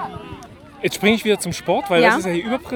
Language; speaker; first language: German; native; German